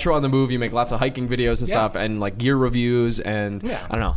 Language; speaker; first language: English; native; English